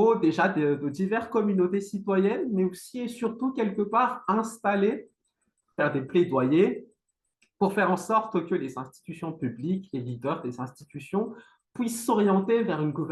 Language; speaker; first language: French; non-native, local second language; Malagasy